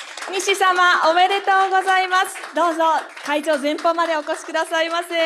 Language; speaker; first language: Japanese; native; Japanese